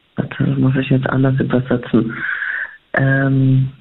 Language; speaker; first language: German; non-native, fluent; Polish